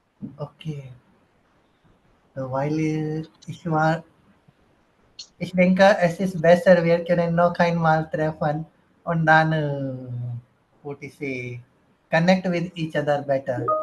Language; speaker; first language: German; non-native, learner; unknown